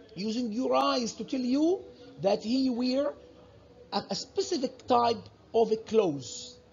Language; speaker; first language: English; non-native, fluent; Arabic